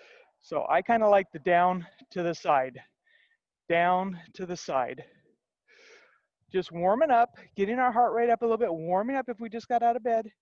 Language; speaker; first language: English; native; English